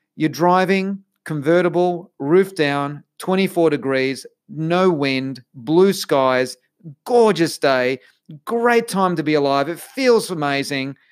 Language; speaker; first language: English; native; English